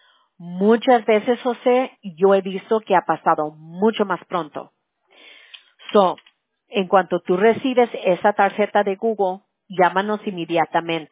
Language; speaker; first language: Spanish; early bilingual, heritage; English